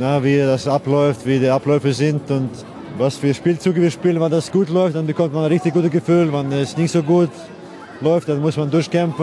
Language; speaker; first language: German; non-native, fluent; Icelandic